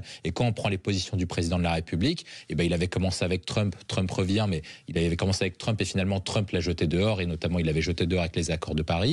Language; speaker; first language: French; native; French